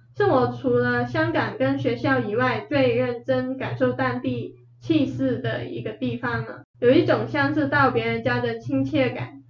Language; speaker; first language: Chinese; non-native, fluent; Cantonese